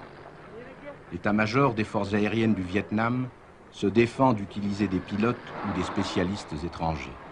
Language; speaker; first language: French; native; French